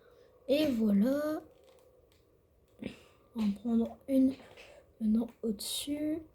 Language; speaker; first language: French; native; French